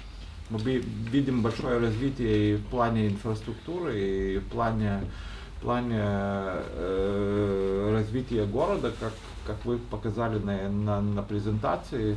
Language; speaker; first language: Russian; non-native, fluent; Lithuanian